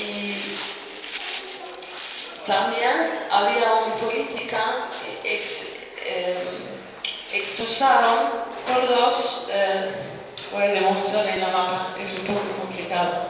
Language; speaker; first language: Spanish; non-native, fluent; Kurdish